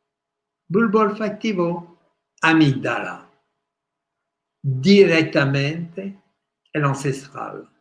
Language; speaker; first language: Spanish; non-native, fluent; French